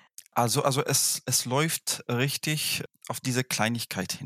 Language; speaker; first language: German; non-native, fluent; Arabic